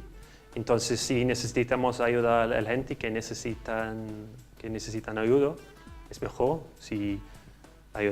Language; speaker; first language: Spanish; non-native, learner; English